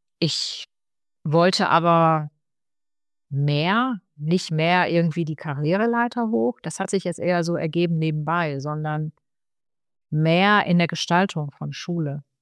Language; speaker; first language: German; early bilingual, other home language; Arabic